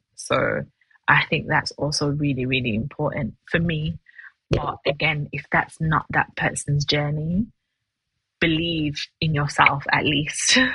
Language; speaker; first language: English; native; English